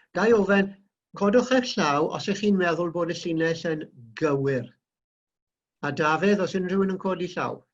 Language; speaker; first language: Welsh; native; Welsh